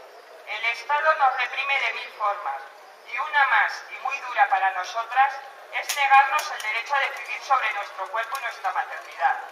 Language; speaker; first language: Spanish; native; Spanish